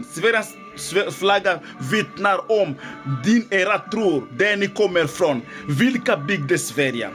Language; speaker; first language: Swedish; non-native, fluent; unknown